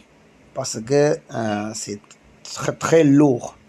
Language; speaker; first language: French; non-native, learner; Tamil